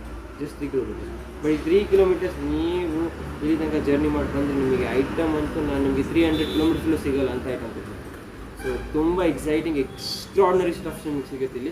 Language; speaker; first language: Kannada; non-native, local second language; Hindi